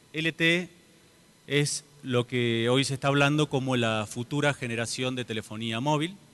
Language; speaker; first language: Spanish; native; Spanish